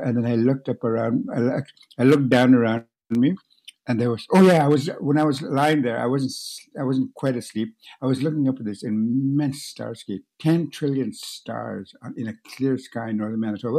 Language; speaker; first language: English; non-native, fluent; Cree